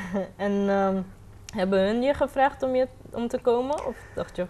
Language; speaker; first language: Dutch; non-native, local second language; Papiamento